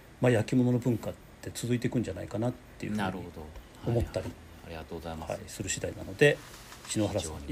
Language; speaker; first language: Japanese; native; Japanese